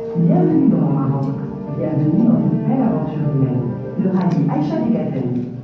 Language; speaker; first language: French; non-native, local second language; Arabic